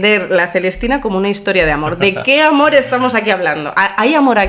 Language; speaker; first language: Spanish; native; Spanish